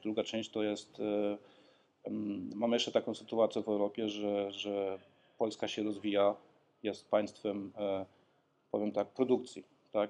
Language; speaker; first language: Polish; early bilingual, heritage; Polish